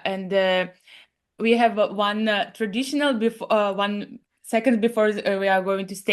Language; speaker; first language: English; non-native, learner; Russian